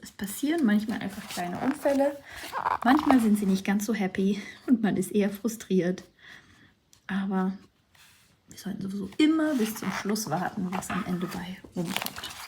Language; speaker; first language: German; native; German